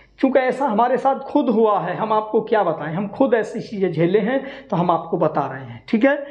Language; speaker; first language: Hindi; native; Hindi